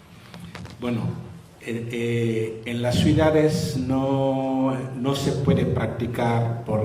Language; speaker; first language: Spanish; non-native, fluent; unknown